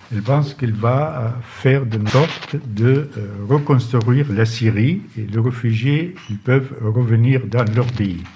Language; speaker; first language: French; non-native, fluent; Arabic